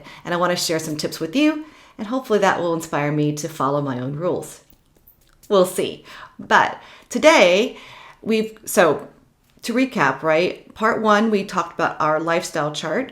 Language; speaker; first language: English; native; English